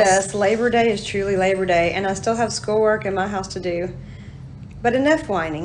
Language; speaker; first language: English; native; English